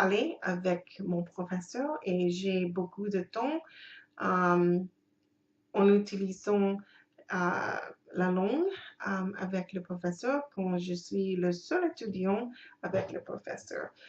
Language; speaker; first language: French; non-native, learner; English